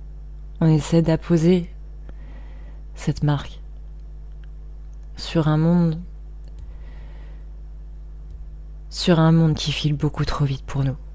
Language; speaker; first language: French; native; French